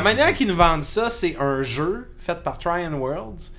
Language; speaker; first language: French; native; French